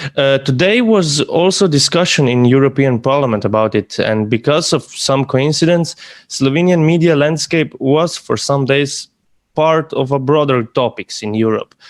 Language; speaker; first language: English; non-native, fluent; Slovenian